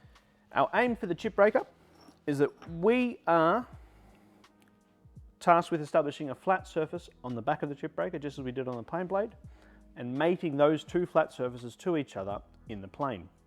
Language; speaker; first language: English; native; English